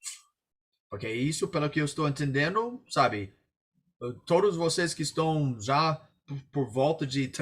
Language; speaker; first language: Portuguese; non-native, fluent; English